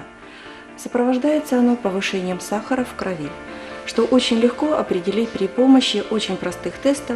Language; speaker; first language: Russian; native; Russian